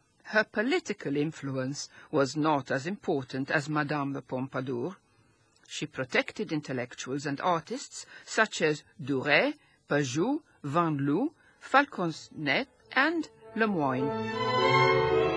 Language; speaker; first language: English; non-native, local second language; Maltese